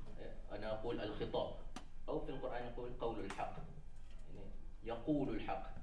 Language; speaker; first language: Arabic; non-native, fluent; Malay